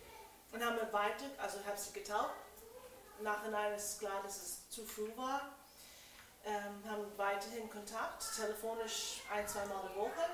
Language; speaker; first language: German; non-native, fluent; English